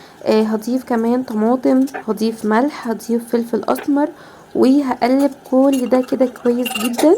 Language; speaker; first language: Arabic; native; Arabic